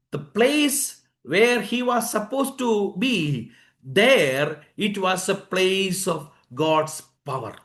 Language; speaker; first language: English; non-native, local second language; Malayalam